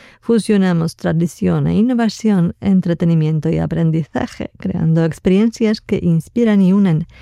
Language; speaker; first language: Spanish; non-native, fluent; Slovak